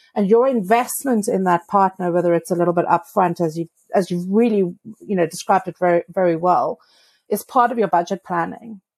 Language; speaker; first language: English; native; English